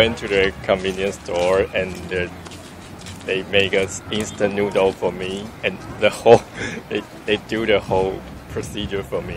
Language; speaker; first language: English; non-native, fluent; Chinese